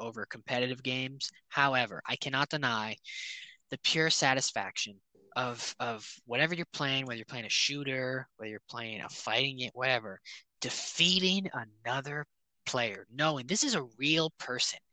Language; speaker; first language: English; native; English